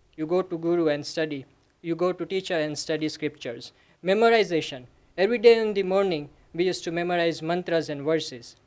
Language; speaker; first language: English; non-native, local second language; Gujarati